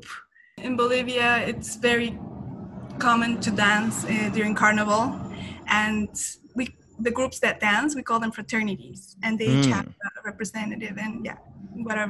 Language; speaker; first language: English; non-native, fluent; Spanish